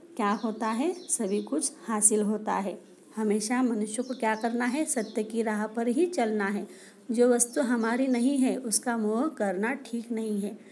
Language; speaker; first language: Hindi; non-native, local second language; Marathi